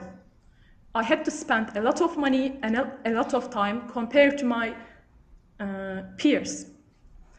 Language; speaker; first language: English; non-native, fluent; Turkish